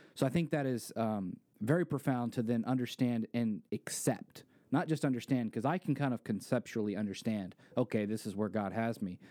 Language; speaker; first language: English; native; English